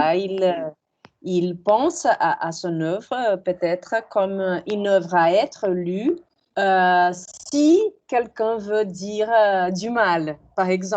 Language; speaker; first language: French; non-native, fluent; Portuguese